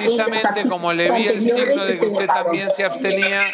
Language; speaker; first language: Spanish; native; Spanish